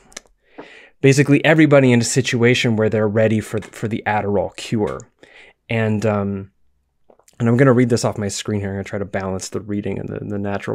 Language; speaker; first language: English; native; English